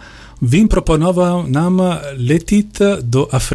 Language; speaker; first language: Polish; non-native, learner; Italian